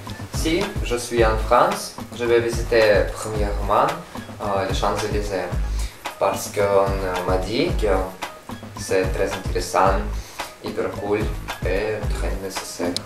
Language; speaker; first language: French; non-native, learner; Russian